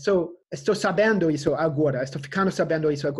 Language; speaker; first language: Portuguese; non-native, fluent; English